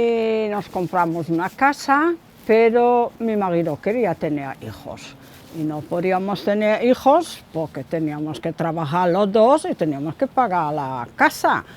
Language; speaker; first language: Spanish; non-native, fluent; German